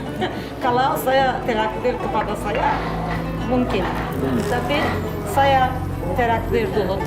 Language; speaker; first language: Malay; non-native, learner; Turkish